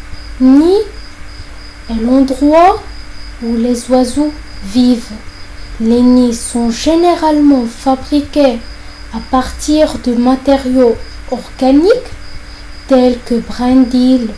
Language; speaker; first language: French; non-native, fluent; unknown